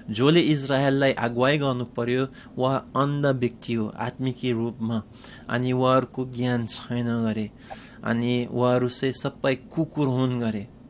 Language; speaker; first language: Nepali; non-native, fluent; English